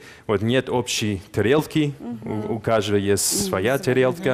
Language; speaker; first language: Russian; non-native, fluent; English